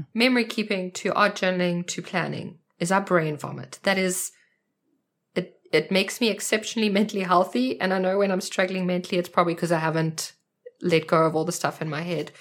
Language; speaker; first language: English; native; English